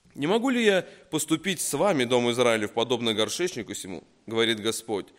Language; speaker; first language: Russian; native; Russian